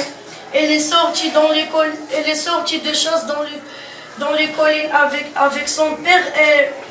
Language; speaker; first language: French; non-native, local second language; Arabic